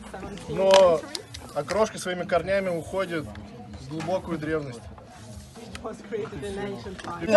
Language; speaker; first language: Russian; native; Russian